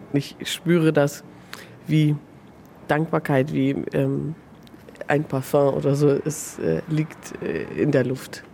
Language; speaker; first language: German; early bilingual, other home language; Persian